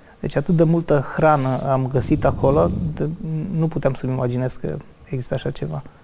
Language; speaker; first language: Romanian; native; Romanian